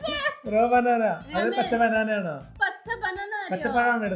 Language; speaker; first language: Malayalam; native; Malayalam